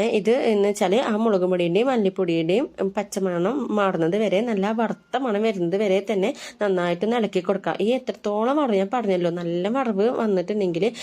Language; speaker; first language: Malayalam; native; Malayalam